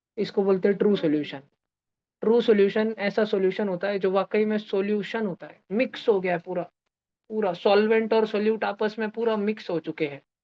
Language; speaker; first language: Hindi; non-native, local second language; Marathi